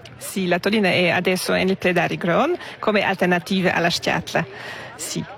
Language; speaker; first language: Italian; non-native, local second language; Romansh